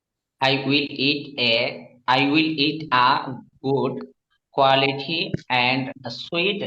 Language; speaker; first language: English; non-native, learner; Bangla